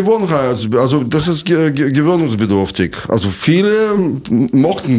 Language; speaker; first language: German; non-native, fluent; Russian